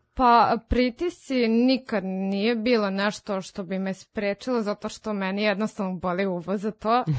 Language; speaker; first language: Serbian; non-native, local second language; Rusyn